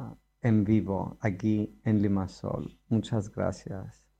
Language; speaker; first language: Spanish; non-native, fluent; Greek